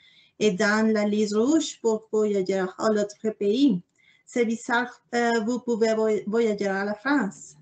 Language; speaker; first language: French; non-native, learner; Spanish